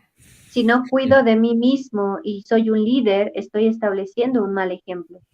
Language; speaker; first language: Spanish; native; Spanish